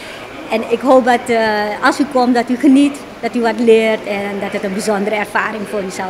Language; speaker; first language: Dutch; native; Dutch